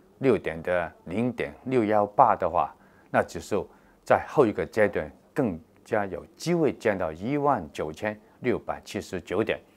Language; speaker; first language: Chinese; non-native, local second language; Cantonese